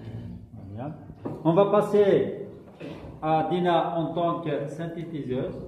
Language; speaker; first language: French; non-native, local second language; Kabyle